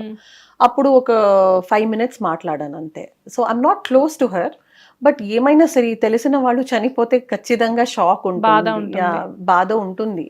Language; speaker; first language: Telugu; non-native, local second language; Kannada